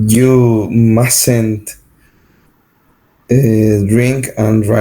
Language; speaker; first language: English; non-native, learner; Spanish